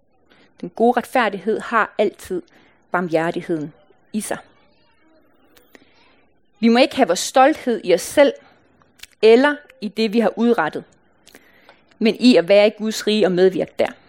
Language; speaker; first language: Danish; native; Danish